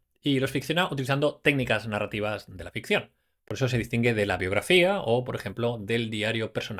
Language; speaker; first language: Spanish; native; Spanish